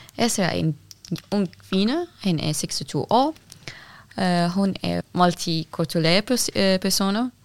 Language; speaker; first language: Danish; non-native, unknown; Arabic